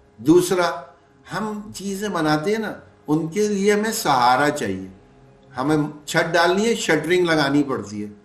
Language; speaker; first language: Urdu; native; Urdu